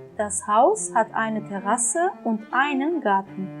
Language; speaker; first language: German; non-native, fluent; Turkish